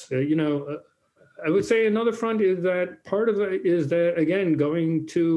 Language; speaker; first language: English; native; English